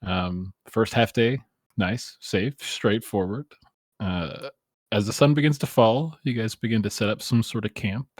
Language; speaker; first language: English; native; English